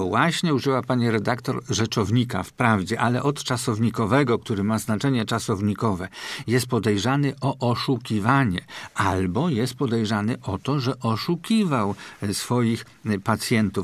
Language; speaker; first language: Polish; native; Polish